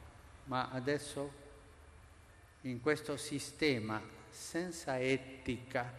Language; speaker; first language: Italian; non-native, fluent; Spanish